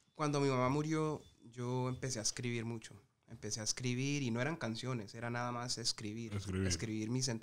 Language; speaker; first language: Spanish; early bilingual, heritage; Spanish